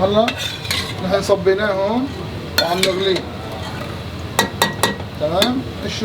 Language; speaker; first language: Arabic; native; Arabic